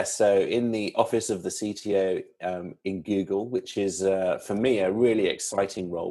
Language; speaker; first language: English; native; English